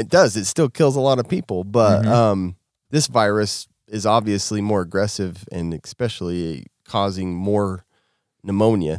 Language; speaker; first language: English; native; English